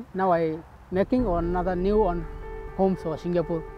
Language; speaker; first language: English; non-native, learner; Bangla